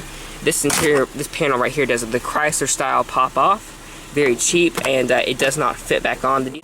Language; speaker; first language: English; native; English